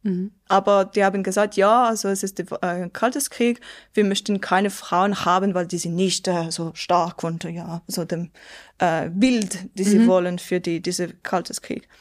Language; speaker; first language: German; non-native, local second language; French